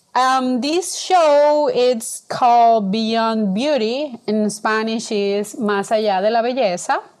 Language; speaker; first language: English; non-native, fluent; Spanish